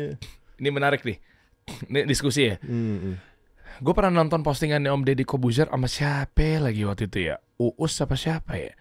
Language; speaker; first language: Indonesian; native; Indonesian